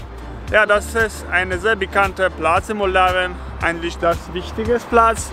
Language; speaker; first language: German; non-native, learner; Romanian